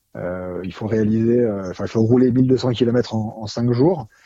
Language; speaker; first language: French; native; French